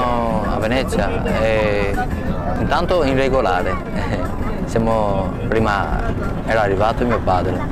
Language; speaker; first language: Italian; non-native, fluent; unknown